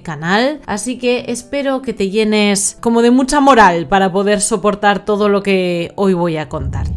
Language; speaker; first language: Spanish; native; Spanish